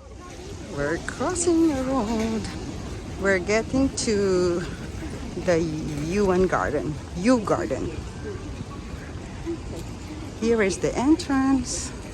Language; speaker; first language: English; non-native, local second language; Filipino